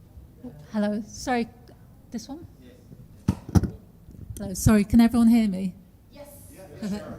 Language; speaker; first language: English; non-native, fluent; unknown